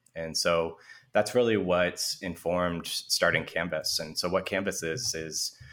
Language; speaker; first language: English; native; English